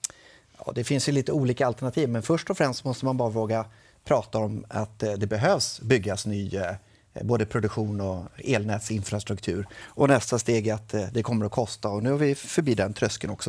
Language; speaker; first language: Swedish; native; Swedish